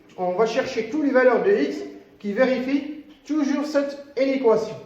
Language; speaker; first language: French; non-native, local second language; Arabic